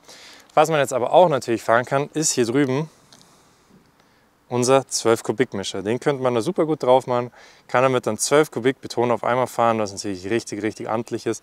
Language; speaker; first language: German; native; German